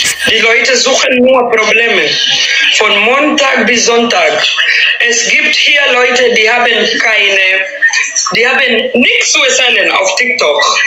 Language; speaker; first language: German; non-native, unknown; Swahili